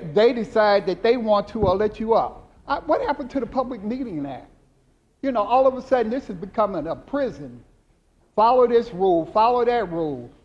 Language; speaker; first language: English; native; English